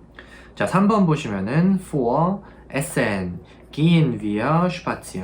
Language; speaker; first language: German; non-native, fluent; Korean